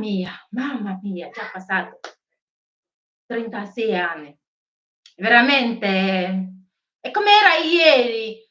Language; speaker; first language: Italian; non-native, learner; Igbo